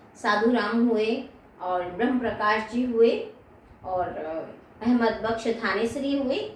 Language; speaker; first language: Hindi; native; Hindi